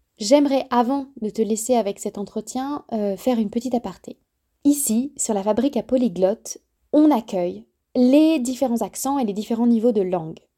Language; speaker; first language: French; native; French